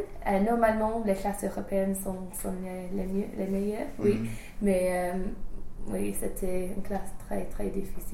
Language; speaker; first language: French; non-native, fluent; English